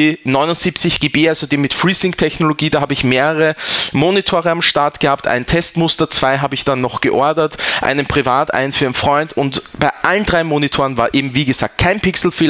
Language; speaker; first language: German; native; German